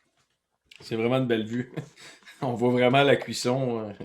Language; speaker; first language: French; native; French